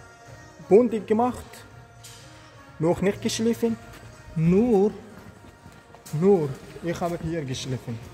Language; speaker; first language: German; non-native, learner; Persian